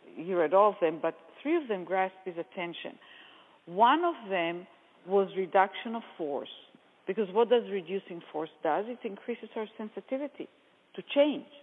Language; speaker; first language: English; non-native, fluent; Hebrew